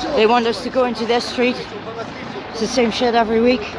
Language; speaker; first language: English; non-native, fluent; Dutch